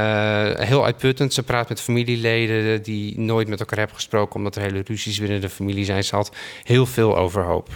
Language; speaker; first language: Dutch; native; Dutch